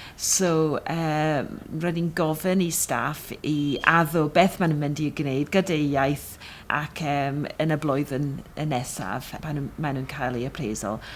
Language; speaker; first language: Welsh; non-native, fluent; English